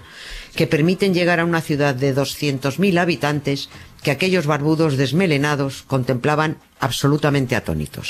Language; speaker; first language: Spanish; native; Spanish